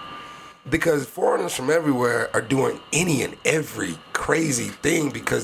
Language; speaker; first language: English; native; English